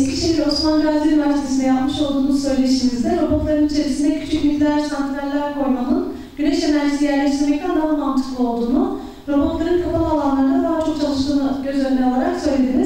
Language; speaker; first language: Turkish; native; Turkish